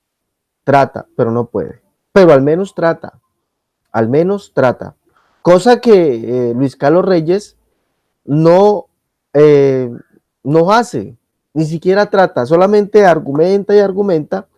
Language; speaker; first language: Spanish; native; Spanish